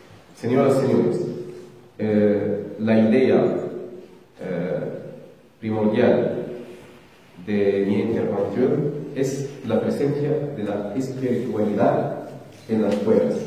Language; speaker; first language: Spanish; non-native, local second language; Arabic